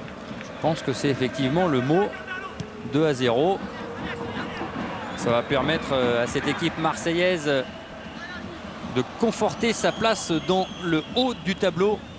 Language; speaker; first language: French; native; French